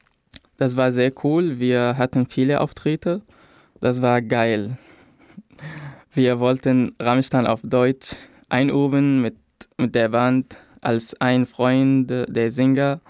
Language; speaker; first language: German; non-native, fluent; Arabic